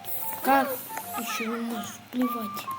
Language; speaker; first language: Russian; non-native, local second language; Kazakh